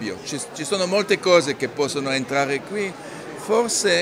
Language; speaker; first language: Italian; non-native, fluent; Hebrew